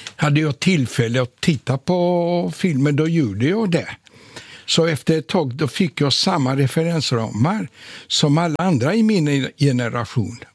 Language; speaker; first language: Swedish; non-native, fluent; Polish